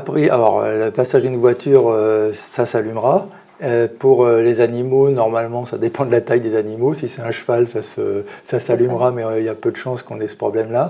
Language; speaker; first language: French; native; French